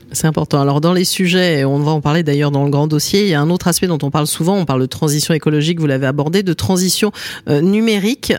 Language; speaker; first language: French; native; French